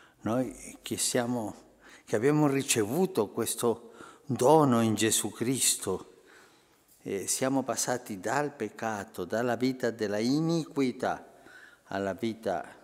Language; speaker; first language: Italian; non-native, fluent; Spanish